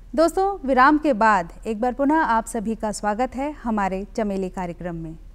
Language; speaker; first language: Hindi; non-native, local second language; Telugu